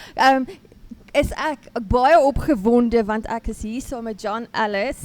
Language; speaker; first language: Afrikaans; native; Afrikaans